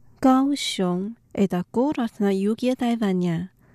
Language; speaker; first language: Russian; non-native, learner; Chinese